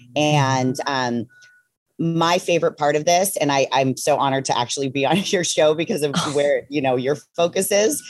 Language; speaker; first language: English; native; English